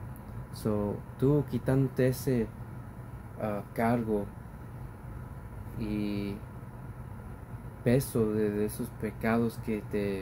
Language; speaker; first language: Spanish; early bilingual, heritage; Spanish